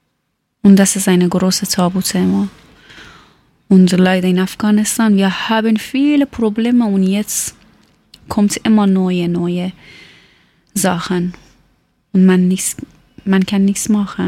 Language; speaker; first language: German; non-native, learner; Persian